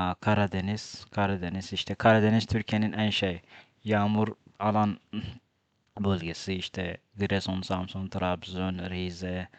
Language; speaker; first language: Turkish; non-native, fluent; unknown